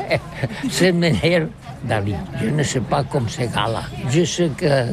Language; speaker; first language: French; non-native, learner; Catalan